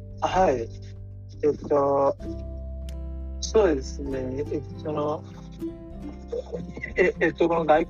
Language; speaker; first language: Japanese; non-native, fluent; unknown